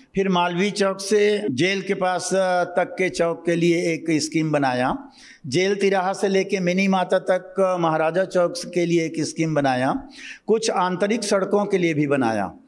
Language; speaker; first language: Hindi; native; Hindi